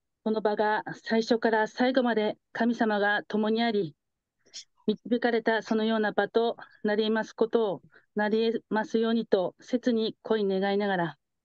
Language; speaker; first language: Japanese; native; Japanese